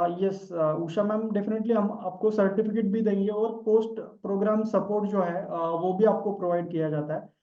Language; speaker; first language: Hindi; non-native, local second language; Marathi